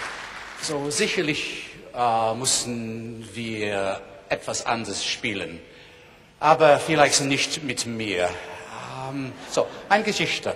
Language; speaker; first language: German; non-native, learner; English